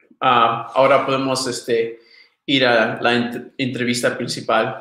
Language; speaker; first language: Spanish; early bilingual, other home language; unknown